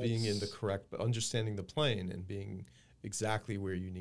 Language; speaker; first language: English; native; English